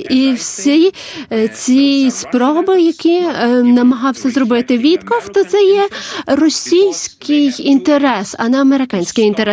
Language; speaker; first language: Ukrainian; non-native, learner; Lithuanian